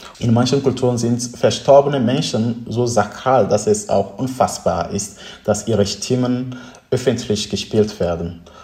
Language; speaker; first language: German; non-native, fluent; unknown